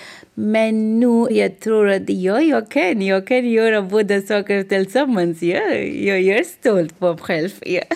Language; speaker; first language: Swedish; non-native, local second language; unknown